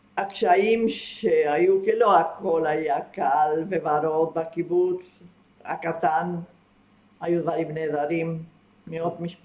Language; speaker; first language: Hebrew; non-native, fluent; Spanish